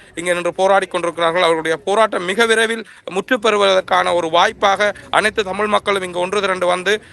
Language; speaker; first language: Tamil; native; Tamil